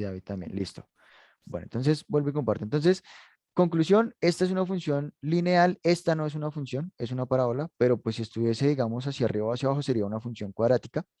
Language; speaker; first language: Spanish; native; Spanish